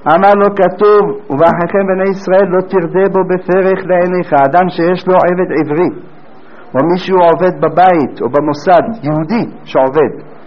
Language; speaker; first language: Hebrew; native; Hebrew